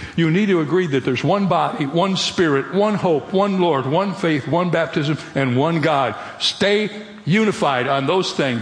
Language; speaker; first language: English; native; English